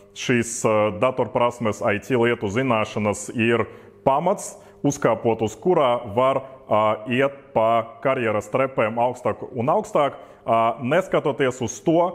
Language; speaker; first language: Latvian; non-native, local second language; Russian